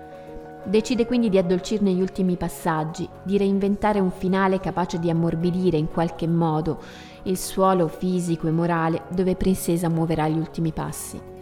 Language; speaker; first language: Italian; native; Italian